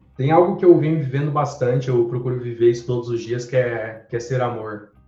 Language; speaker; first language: Portuguese; native; Portuguese